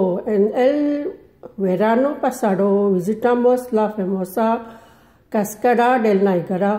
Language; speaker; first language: Spanish; non-native, learner; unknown